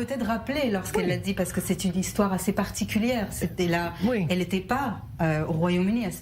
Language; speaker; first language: French; native; French